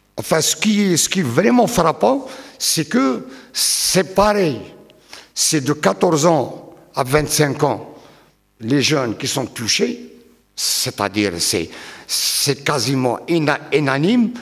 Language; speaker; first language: French; non-native, local second language; Arabic